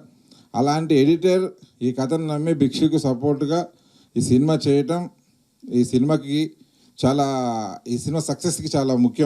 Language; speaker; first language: Telugu; native; Telugu